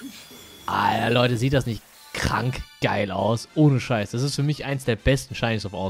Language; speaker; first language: German; native; German